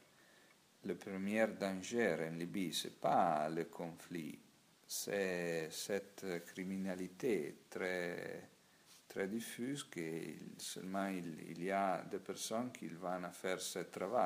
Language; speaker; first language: French; non-native, learner; Italian